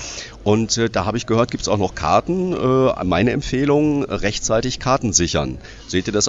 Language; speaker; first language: German; native; German